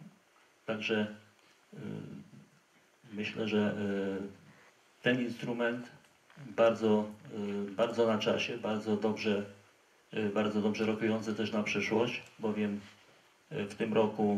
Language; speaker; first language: Polish; native; Polish